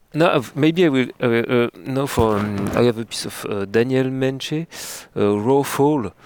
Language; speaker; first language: English; non-native, learner; French